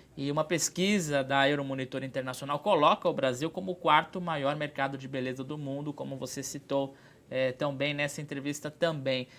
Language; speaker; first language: Portuguese; native; Portuguese